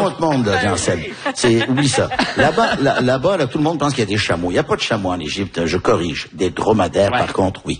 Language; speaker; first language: French; early bilingual, heritage; French